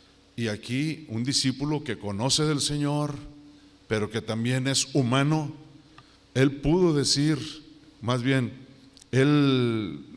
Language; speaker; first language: Spanish; native; Spanish